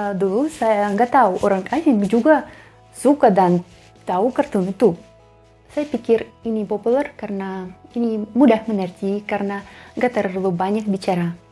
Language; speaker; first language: Indonesian; non-native, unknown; Russian